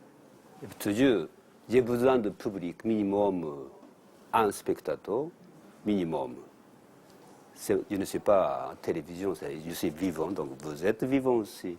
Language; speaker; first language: French; non-native, learner; Japanese